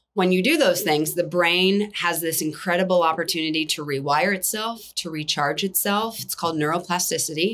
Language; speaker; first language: English; native; English